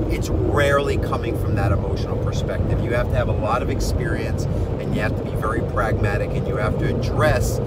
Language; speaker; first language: English; native; English